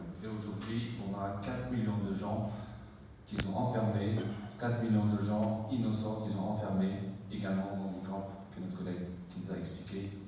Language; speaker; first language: French; non-native, fluent; Uyghur